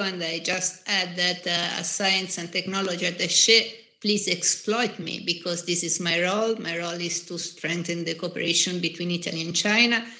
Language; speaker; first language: English; non-native, fluent; Italian